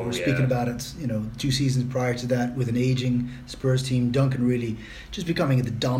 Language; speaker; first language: English; non-native, fluent; Dutch